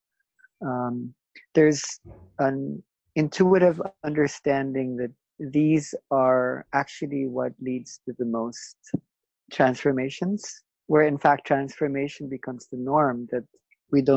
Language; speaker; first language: English; non-native, local second language; Filipino